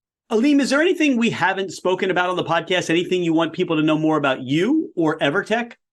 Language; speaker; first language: English; native; English